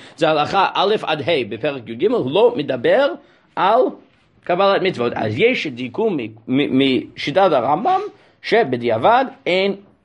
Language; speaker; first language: Hebrew; non-native, fluent; English